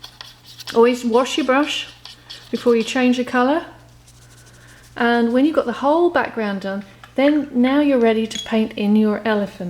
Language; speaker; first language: English; native; English